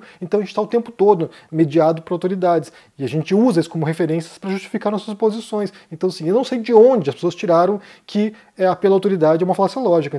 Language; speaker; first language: Portuguese; native; Portuguese